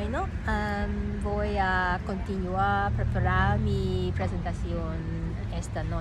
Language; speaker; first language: Spanish; non-native, learner; Cantonese